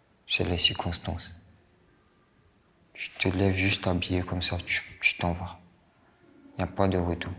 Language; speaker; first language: French; non-native, local second language; Bambara